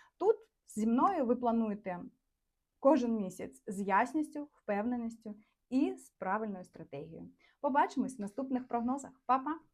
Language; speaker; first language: Ukrainian; non-native, local second language; Russian